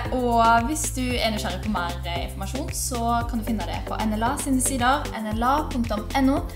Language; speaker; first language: Norwegian; native; Norwegian